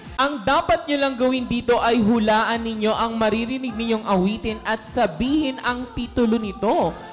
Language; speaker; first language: Filipino; native; Filipino